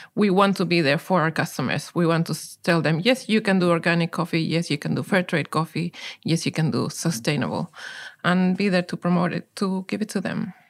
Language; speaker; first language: English; non-native, fluent; Spanish